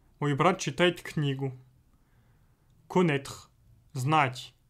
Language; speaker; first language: Russian; non-native, fluent; French